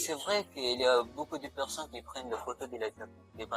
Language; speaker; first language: French; non-native, learner; Filipino